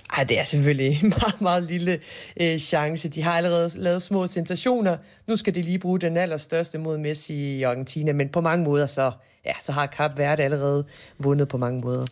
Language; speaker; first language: Danish; early bilingual, other home language; Bosnian